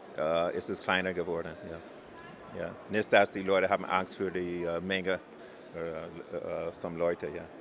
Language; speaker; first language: German; non-native, learner; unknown